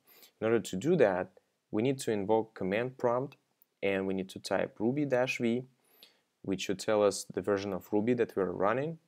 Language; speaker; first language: English; non-native, fluent; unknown